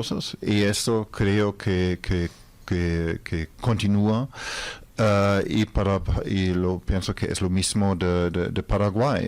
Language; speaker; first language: Spanish; non-native, fluent; German